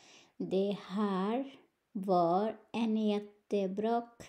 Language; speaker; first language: Swedish; non-native, fluent; Bangla